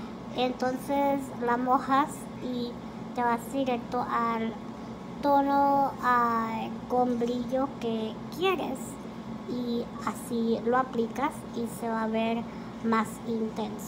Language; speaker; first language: Spanish; early bilingual, heritage; Spanish